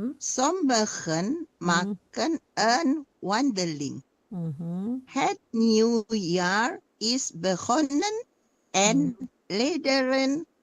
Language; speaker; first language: Dutch; non-native, learner; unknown